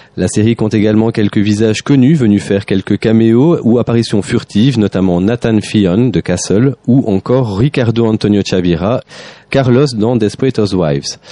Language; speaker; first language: French; native; French